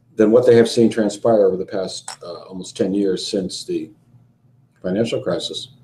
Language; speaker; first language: English; native; English